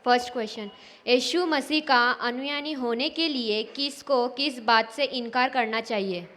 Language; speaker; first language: Hindi; non-native, local second language; Marathi